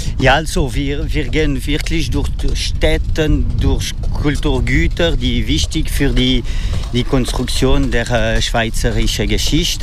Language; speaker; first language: German; non-native, fluent; French